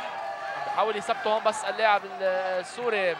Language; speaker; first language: Arabic; native; Arabic